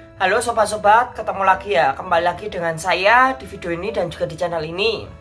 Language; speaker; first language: Indonesian; non-native, local second language; Javanese